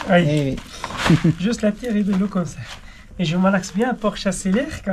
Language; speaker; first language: French; non-native, local second language; Arabic